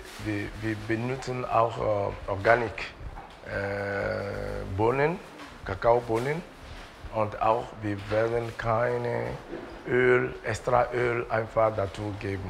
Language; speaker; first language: German; non-native, learner; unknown